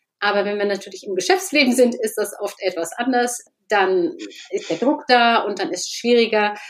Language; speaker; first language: German; native; German